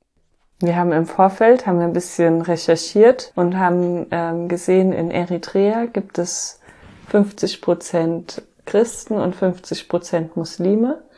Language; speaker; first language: German; native; German